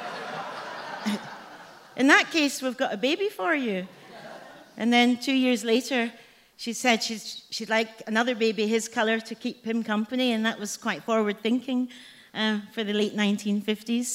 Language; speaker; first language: English; native; English